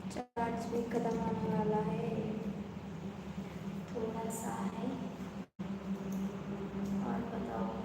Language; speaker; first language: Hindi; non-native, local second language; Bangla